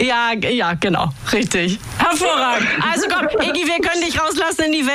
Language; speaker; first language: German; native; German